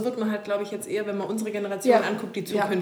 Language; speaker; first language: German; native; German